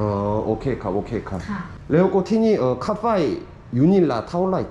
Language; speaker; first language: Thai; non-native, learner; Korean